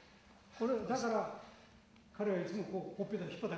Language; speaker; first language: Japanese; native; Japanese